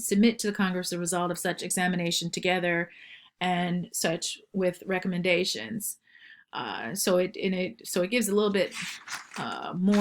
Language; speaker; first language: English; native; English